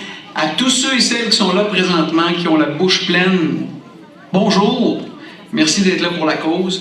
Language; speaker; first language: French; native; French